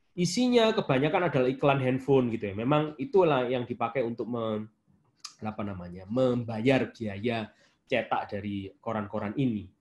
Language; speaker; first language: Indonesian; native; Indonesian